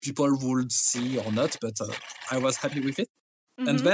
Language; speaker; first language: English; non-native, fluent; French